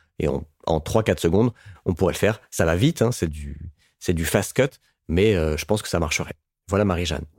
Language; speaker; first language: French; native; French